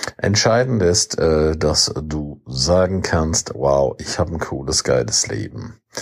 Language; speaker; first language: German; non-native, local second language; Romansh